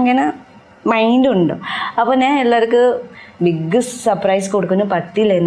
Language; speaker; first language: Malayalam; non-native, learner; Nepali